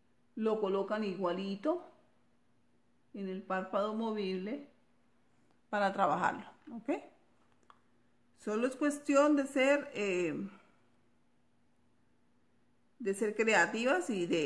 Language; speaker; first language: Spanish; native; Spanish